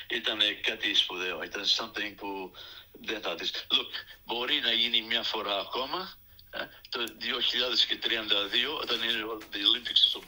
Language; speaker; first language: Greek; early bilingual, heritage; Greek